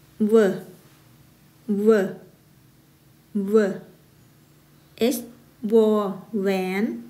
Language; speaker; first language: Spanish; non-native, fluent; Thai